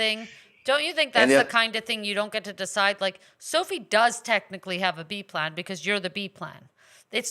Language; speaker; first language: English; native; English